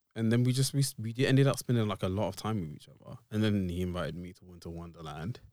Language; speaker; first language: English; native; English